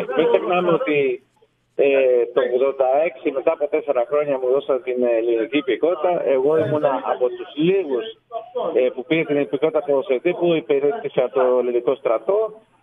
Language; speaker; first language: Greek; non-native, fluent; Spanish